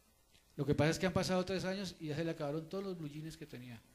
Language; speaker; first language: Spanish; native; Spanish